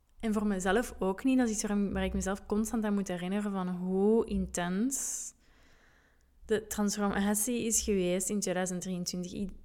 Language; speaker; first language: Dutch; native; Dutch